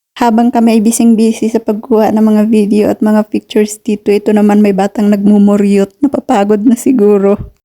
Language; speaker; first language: Filipino; non-native, local second language; Cebuano